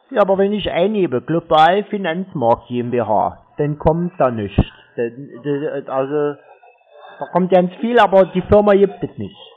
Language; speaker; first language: German; native; German